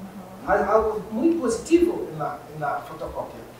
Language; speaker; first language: Spanish; non-native, fluent; Portuguese